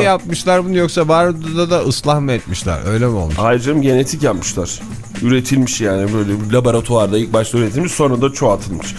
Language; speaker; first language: Turkish; native; Turkish